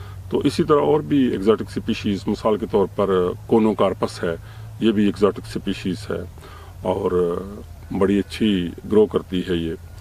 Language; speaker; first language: Urdu; native; Urdu